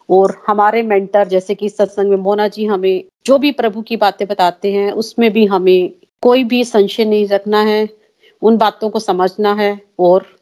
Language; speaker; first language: Hindi; native; Hindi